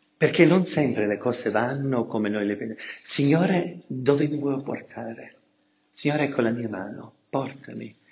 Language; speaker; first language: Italian; native; Italian